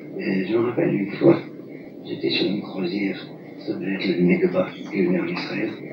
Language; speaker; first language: French; non-native, local second language; Arabic